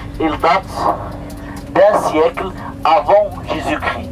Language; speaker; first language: French; non-native, local second language; Arabic